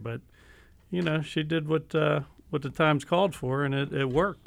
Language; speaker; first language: English; native; English